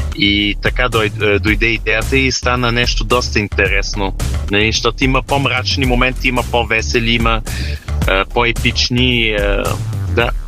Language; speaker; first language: Bulgarian; early bilingual, heritage; Bulgarian